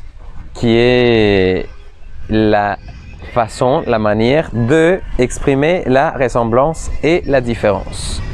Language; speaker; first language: French; non-native, fluent; Spanish